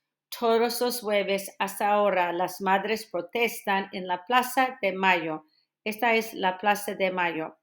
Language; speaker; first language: Spanish; non-native, fluent; English